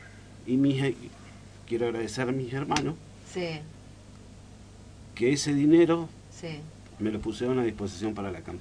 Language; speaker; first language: Spanish; native; Spanish